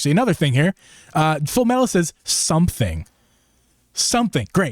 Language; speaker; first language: English; native; English